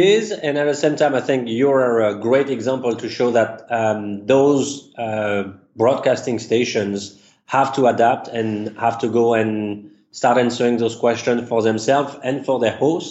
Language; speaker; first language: English; non-native, fluent; French